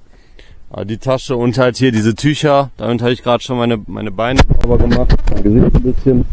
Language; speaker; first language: German; native; German